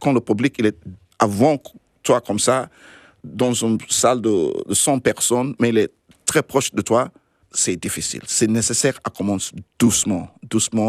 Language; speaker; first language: French; non-native, fluent; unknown